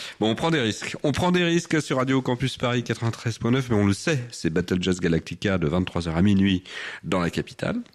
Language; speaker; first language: French; native; French